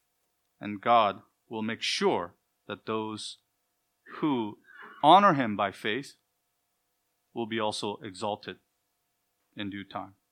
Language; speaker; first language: English; native; English